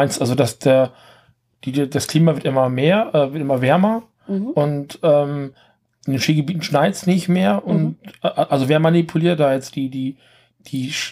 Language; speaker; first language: German; native; German